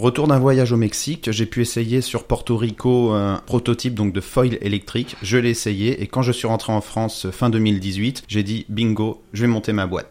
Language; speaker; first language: French; native; French